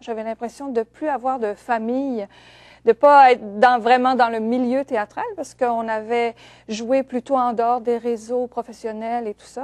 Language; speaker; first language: French; native; French